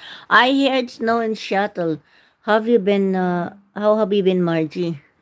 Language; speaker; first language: English; non-native, local second language; Cebuano